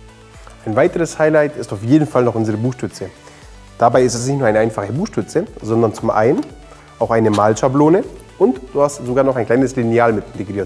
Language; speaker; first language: German; native; German